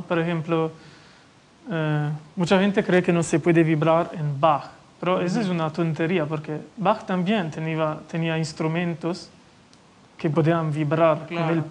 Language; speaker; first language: Spanish; non-native, fluent; Italian